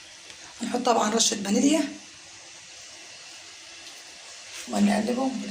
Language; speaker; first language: Arabic; native; Arabic